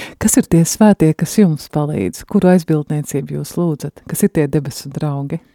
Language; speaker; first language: Latvian; native; Latvian